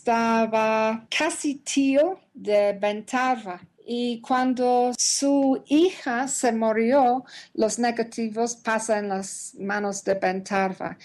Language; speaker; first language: Spanish; non-native, learner; English